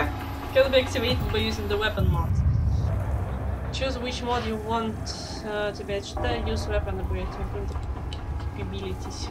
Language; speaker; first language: English; non-native, learner; Russian